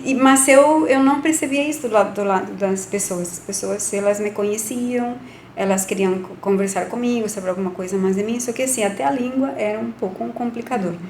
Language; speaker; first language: Portuguese; non-native, fluent; Spanish